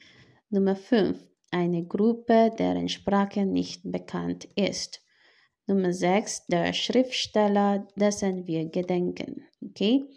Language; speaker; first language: German; non-native, fluent; Filipino